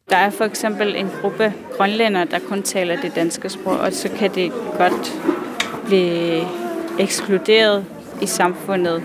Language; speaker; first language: Danish; non-native, local second language; Kalaallisut